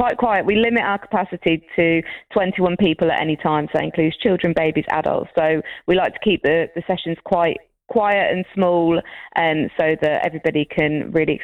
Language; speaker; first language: English; native; English